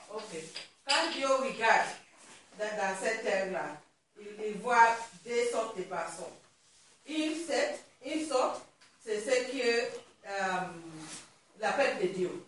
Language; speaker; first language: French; non-native, learner; Swahili